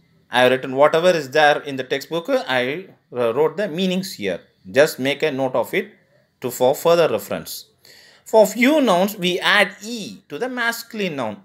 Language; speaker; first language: English; non-native, local second language; Tamil